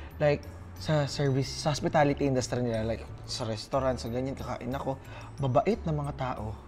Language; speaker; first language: Filipino; native; Filipino